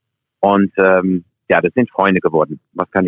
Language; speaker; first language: German; non-native, fluent; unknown